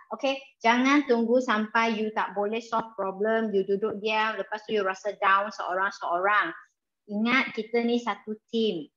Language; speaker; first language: Malay; non-native, local second language; Chinese